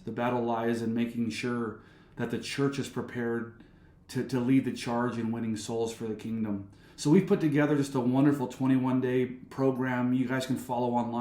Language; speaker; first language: English; native; English